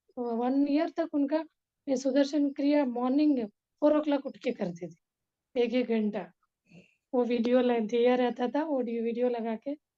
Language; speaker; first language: Hindi; non-native, local second language; Kannada